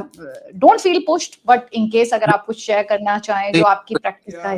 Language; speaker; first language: Hindi; native; Hindi